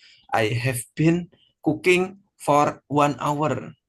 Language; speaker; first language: English; non-native, fluent; Indonesian